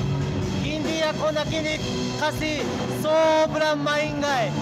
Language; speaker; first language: Filipino; non-native, learner; Japanese